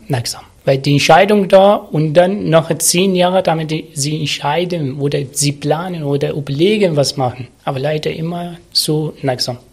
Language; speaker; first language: German; non-native, learner; Arabic